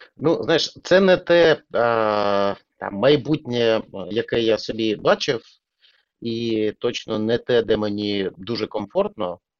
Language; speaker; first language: Ukrainian; non-native, local second language; Russian